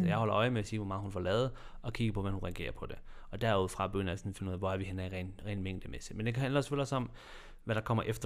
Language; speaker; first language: Danish; native; Danish